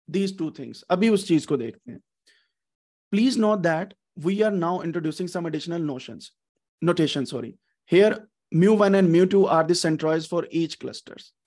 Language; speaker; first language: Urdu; non-native, local second language; Punjabi